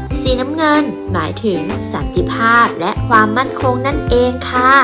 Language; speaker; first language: Thai; native; Thai